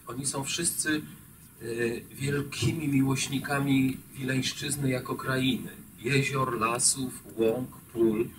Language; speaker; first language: Polish; native; Polish